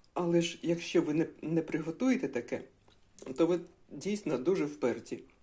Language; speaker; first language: Ukrainian; non-native, local second language; Russian